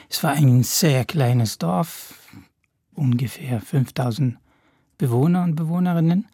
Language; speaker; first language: German; non-native, fluent; Arabic